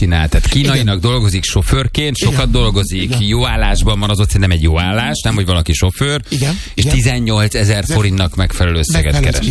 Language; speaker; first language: Hungarian; native; Hungarian